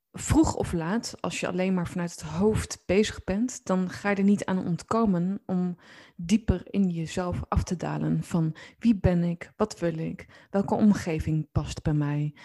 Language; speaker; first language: Dutch; native; Dutch